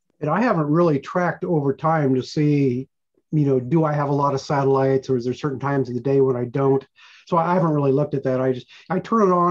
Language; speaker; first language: English; native; English